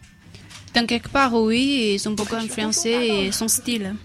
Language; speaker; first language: French; non-native, learner; Chinese